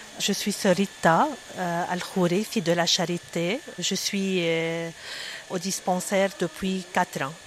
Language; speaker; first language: French; non-native, local second language; Arabic